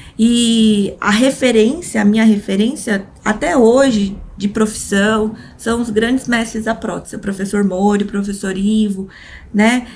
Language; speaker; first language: Portuguese; early bilingual, other home language; Korean